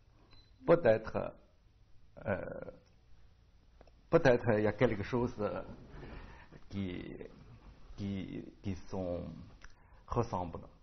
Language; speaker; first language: French; non-native, learner; Chinese